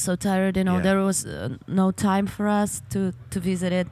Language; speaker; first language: English; non-native, fluent; Ukrainian